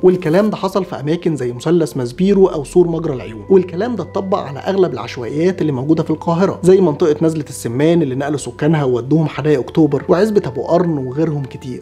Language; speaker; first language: Arabic; native; Arabic